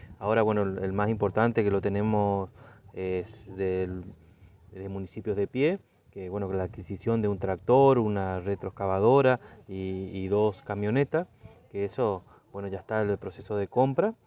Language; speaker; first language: Spanish; native; Spanish